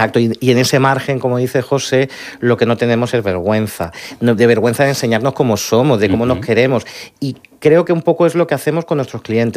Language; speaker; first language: Spanish; native; Spanish